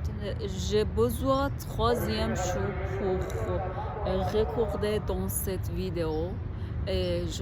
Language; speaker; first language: French; non-native, learner; Persian